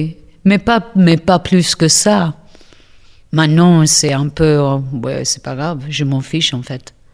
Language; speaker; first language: French; non-native, fluent; English